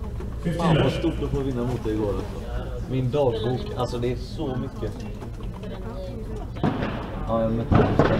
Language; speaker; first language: Swedish; native; Swedish